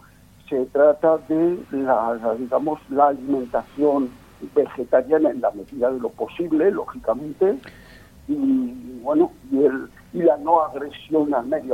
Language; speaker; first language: Spanish; native; Spanish